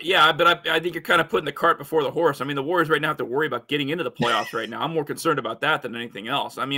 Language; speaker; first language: English; native; English